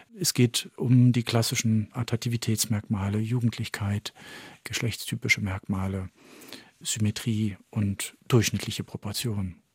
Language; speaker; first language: German; early bilingual, heritage; French